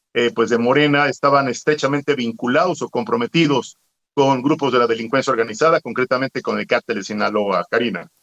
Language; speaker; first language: Spanish; native; Spanish